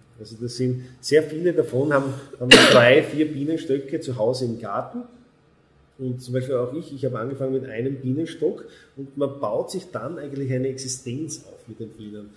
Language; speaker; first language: German; native; German